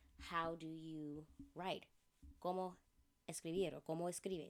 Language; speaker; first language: Spanish; non-native, fluent; English